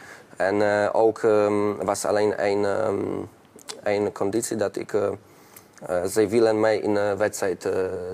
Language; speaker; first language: Dutch; non-native, learner; Polish